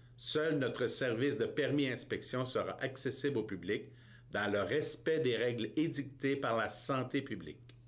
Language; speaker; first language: French; native; French